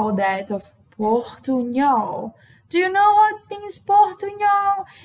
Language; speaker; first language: English; non-native, fluent; Portuguese